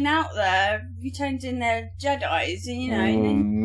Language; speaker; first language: English; native; English